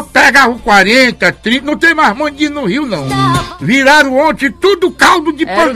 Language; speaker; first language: Portuguese; native; Portuguese